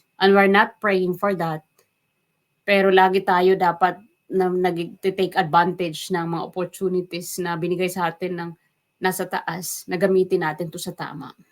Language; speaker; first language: Filipino; non-native, local second language; Waray